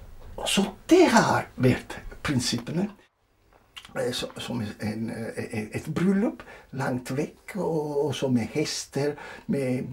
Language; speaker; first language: Norwegian; non-native, fluent; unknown